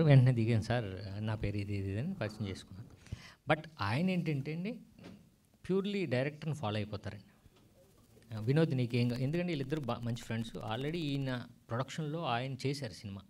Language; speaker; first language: Telugu; native; Telugu